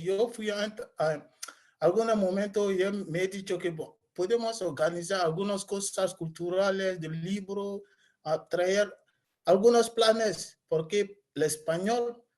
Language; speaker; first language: Spanish; non-native, learner; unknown